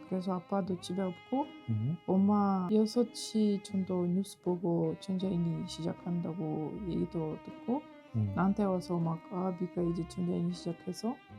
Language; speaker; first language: Korean; non-native, fluent; Ukrainian